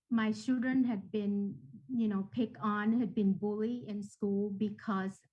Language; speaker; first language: English; non-native, fluent; Thai